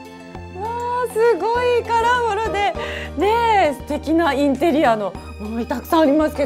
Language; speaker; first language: Japanese; native; Japanese